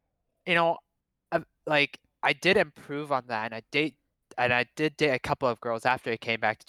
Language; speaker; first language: English; non-native, fluent; Cantonese